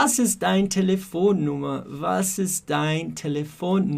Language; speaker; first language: German; non-native, fluent; Portuguese